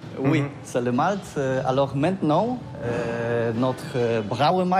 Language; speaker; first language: French; non-native, learner; Polish